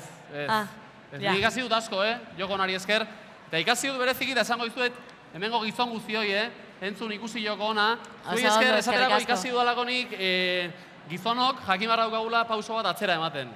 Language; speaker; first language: Basque; native; Basque